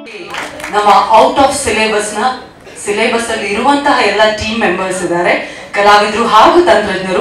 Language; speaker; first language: Kannada; native; Kannada